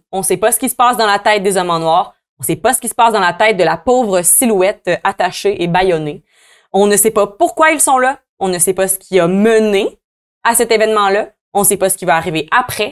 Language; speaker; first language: French; native; French